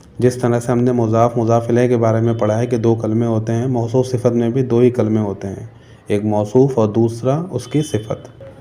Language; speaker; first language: Urdu; native; Urdu